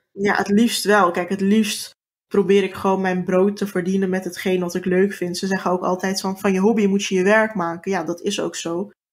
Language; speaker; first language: Dutch; early bilingual, other home language; Turkish